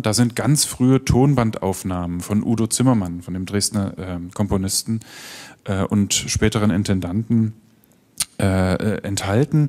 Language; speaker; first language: German; native; German